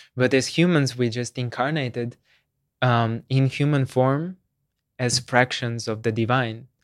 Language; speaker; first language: English; non-native, fluent; Slovenian